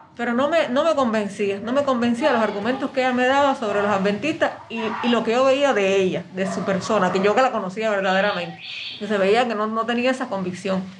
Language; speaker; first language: Spanish; native; Spanish